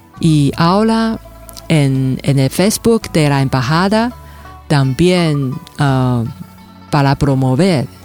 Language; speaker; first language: Spanish; non-native, fluent; Chinese